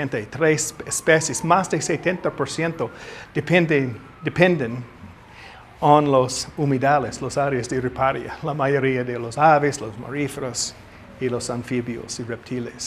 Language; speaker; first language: Spanish; non-native, learner; English